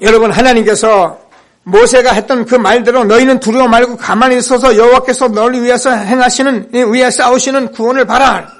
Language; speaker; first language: Korean; native; Korean